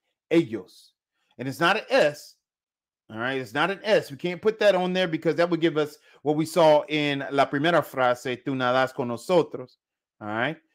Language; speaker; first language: English; native; English